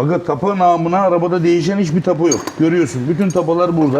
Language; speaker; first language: Turkish; native; Turkish